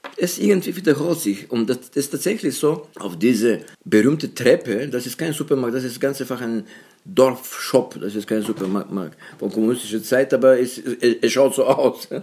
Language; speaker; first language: German; non-native, fluent; Bulgarian